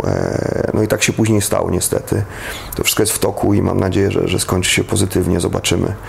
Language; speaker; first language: Polish; native; Polish